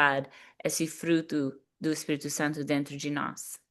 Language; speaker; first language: Portuguese; non-native, fluent; English